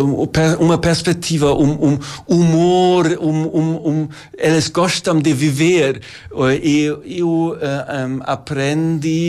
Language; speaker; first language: Portuguese; non-native, learner; German